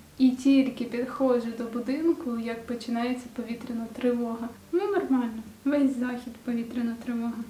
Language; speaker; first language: Ukrainian; native; Ukrainian